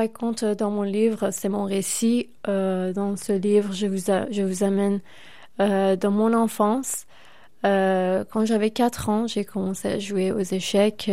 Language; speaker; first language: French; non-native, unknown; Persian